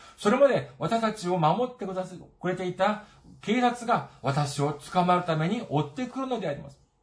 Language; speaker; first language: Japanese; non-native, fluent; Korean